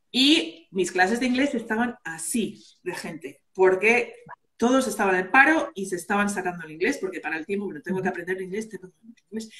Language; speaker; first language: Spanish; early bilingual, other home language; English